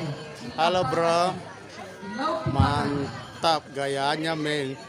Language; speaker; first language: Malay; non-native, local second language; Buginese